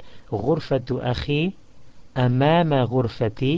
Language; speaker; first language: Arabic; non-native, fluent; English